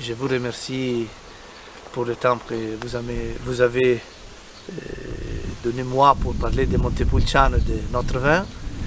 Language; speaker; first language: French; non-native, learner; Italian